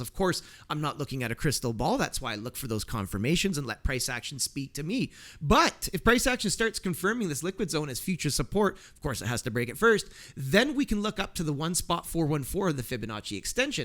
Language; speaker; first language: English; native; English